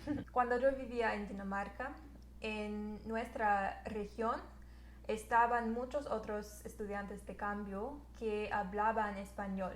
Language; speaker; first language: Spanish; non-native, learner; English